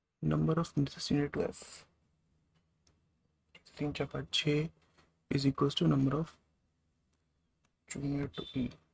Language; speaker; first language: English; non-native, local second language; Hindi